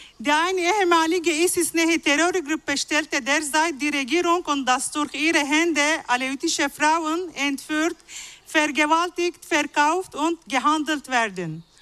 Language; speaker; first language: German; non-native, fluent; Arabic